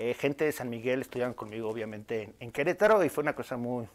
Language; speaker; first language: Spanish; native; Spanish